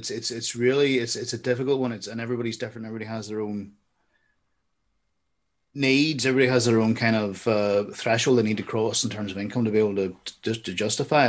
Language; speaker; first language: English; native; English